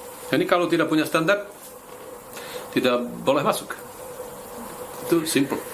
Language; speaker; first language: Indonesian; non-native, fluent; Slovak